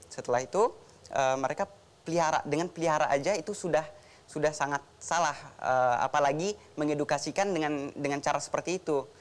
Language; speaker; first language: Indonesian; native; Indonesian